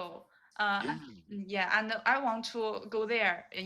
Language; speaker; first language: English; non-native, learner; Chinese